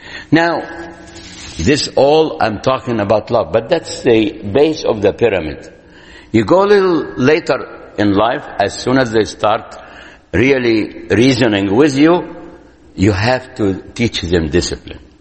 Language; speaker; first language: English; non-native, fluent; Arabic